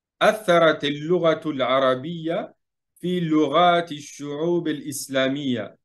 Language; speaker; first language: Arabic; non-native, fluent; French